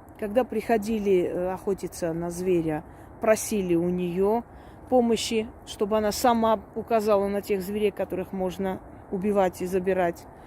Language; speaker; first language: Russian; non-native, local second language; Armenian